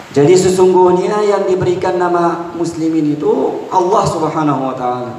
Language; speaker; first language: Malay; non-native, fluent; Arabic